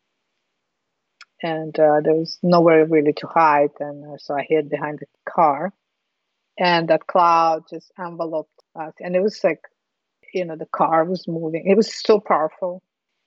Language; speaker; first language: English; non-native, fluent; Russian